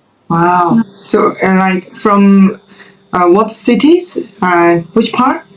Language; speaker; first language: English; non-native, fluent; Chinese